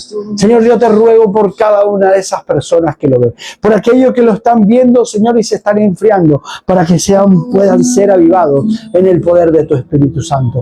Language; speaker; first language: Spanish; native; Spanish